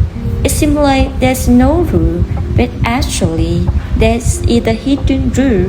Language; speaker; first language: English; non-native, learner; Vietnamese